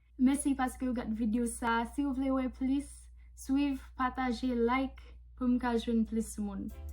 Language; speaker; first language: Haitian Creole; non-native, fluent; English